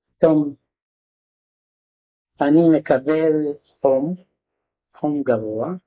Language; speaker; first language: Hebrew; non-native, fluent; Hungarian